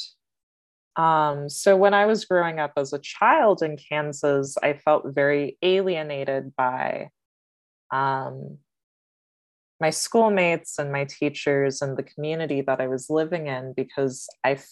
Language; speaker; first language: English; native; English